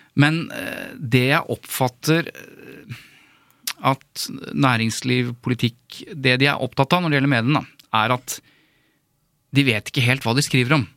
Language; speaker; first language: Norwegian; native; Norwegian